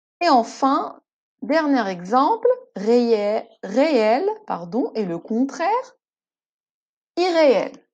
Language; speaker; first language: French; non-native, local second language; Arabic